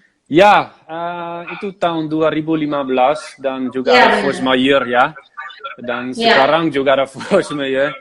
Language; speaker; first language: Indonesian; non-native, fluent; Dutch